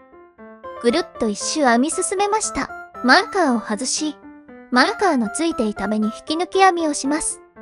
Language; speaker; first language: Japanese; native; Japanese